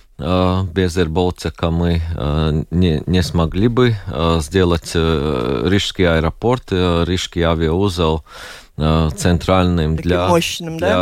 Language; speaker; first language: Russian; non-native, local second language; Latvian